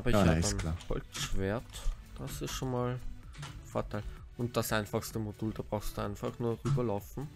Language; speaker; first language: German; native; German